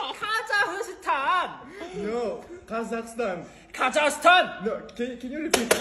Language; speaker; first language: English; non-native, learner; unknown